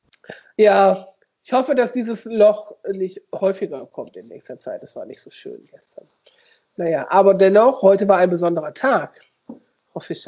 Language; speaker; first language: German; native; German